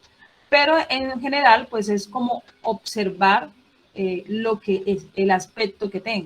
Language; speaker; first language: Spanish; native; Spanish